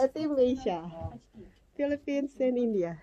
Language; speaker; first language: English; non-native, local second language; Filipino